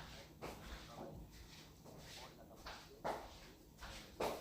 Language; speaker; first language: French; non-native, learner; Spanish